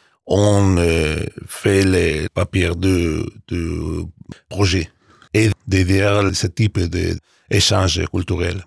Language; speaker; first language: French; non-native, learner; Spanish